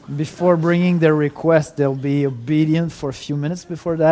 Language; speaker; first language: English; non-native, fluent; French